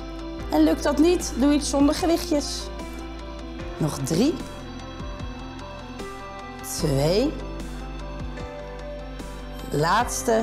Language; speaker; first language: Dutch; native; Dutch